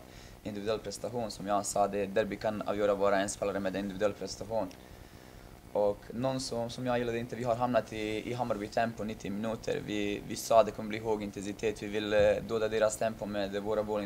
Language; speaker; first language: Swedish; non-native, fluent; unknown